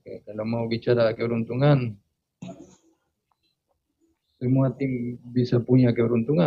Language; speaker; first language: Indonesian; non-native, fluent; Spanish